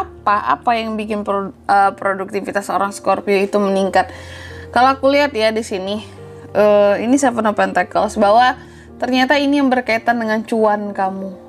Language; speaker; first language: Indonesian; native; Indonesian